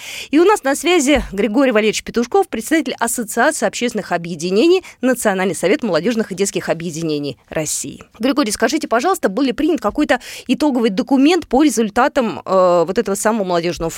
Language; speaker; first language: Russian; native; Russian